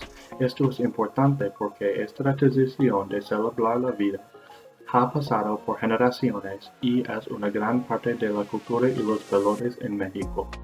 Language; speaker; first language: Spanish; non-native, learner; English